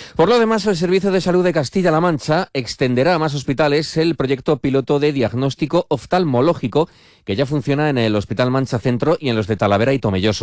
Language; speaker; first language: Spanish; native; Spanish